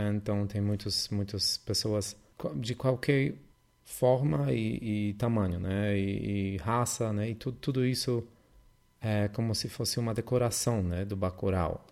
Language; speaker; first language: Portuguese; non-native, fluent; Polish